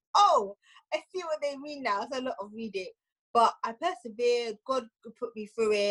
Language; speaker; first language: English; native; English